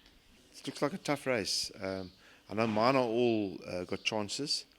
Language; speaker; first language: English; native; English